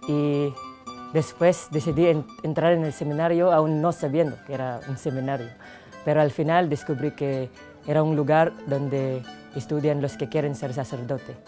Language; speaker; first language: Spanish; non-native, fluent; Filipino